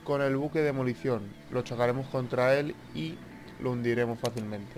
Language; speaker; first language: Spanish; native; Spanish